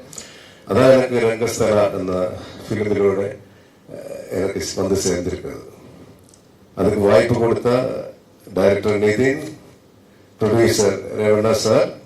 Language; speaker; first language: Tamil; non-native, local second language; Malayalam